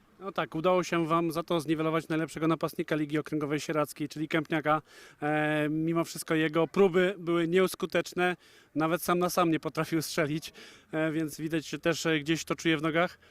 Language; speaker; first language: Polish; native; Polish